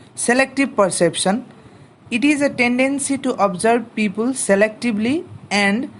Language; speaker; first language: English; non-native, local second language; Nepali